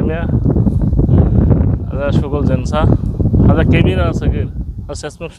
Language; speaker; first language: Arabic; non-native, learner; Bangla